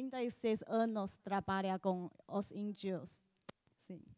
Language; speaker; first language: Portuguese; non-native, learner; Chinese